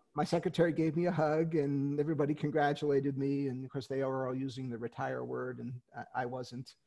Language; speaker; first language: English; native; English